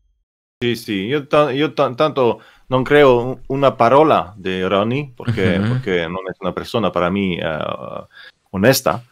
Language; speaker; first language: Spanish; non-native, learner; Italian